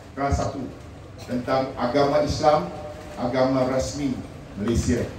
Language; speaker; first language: Malay; non-native, local second language; Min Nan Chinese